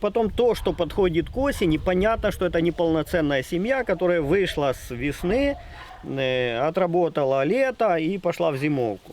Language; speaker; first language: Russian; native; Russian